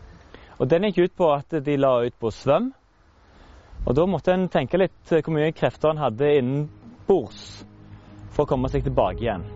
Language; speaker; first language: Norwegian; native; Norwegian